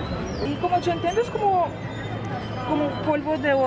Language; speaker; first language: Spanish; non-native, fluent; Russian